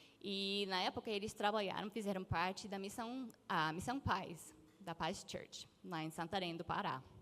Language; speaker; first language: Portuguese; non-native, fluent; English